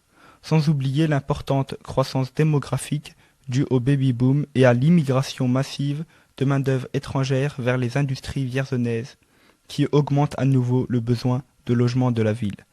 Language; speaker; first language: French; native; French